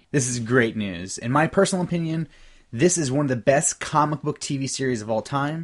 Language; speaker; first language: English; native; English